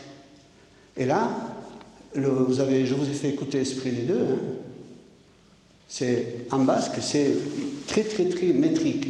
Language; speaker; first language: French; native; French